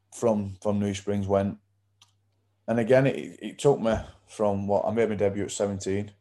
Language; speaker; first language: English; native; English